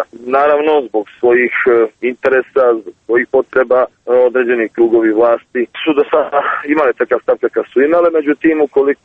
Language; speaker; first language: Serbian; native; Serbian